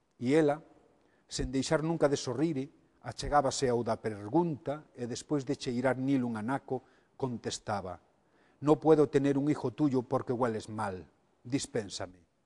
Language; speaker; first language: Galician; native; Galician